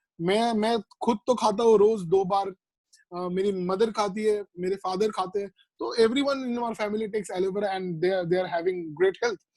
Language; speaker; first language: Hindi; non-native, local second language; Bangla